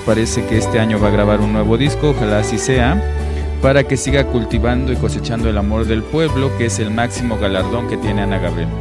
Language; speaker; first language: Spanish; native; Spanish